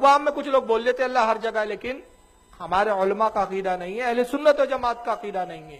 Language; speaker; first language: Urdu; native; Urdu